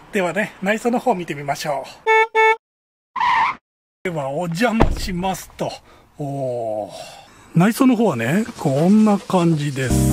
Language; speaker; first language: Japanese; native; Japanese